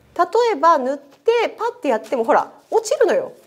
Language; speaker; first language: Japanese; native; Japanese